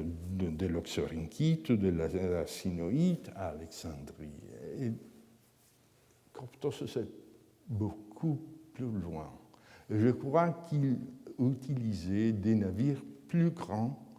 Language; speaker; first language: French; non-native, fluent; Italian